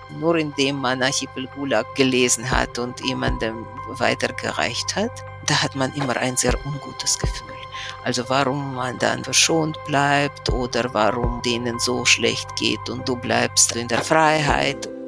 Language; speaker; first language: German; non-native, fluent; Russian